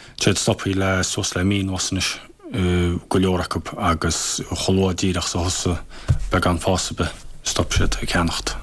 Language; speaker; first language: Irish; native; Irish